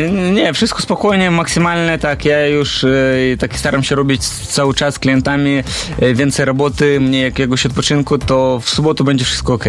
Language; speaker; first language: Polish; non-native, learner; Russian